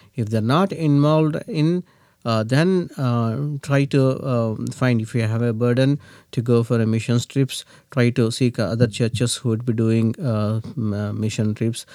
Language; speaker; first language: English; non-native, local second language; Telugu